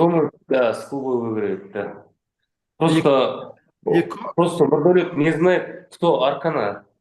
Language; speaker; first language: Russian; non-native, local second language; Kazakh